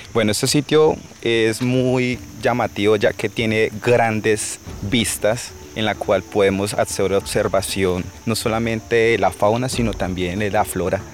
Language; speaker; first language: Spanish; native; Spanish